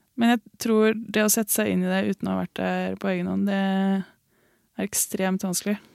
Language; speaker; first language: Norwegian; native; Norwegian